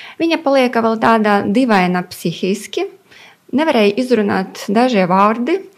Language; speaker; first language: Latvian; non-native, local second language; Russian